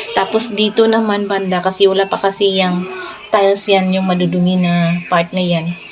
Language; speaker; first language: Filipino; non-native, local second language; Cebuano